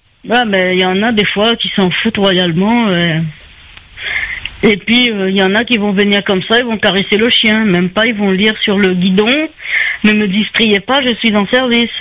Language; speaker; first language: French; native; French